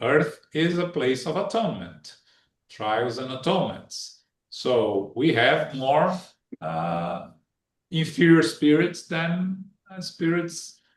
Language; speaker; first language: English; non-native, fluent; Portuguese